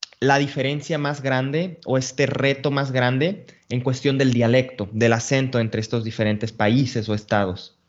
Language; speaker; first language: Spanish; non-native, fluent; English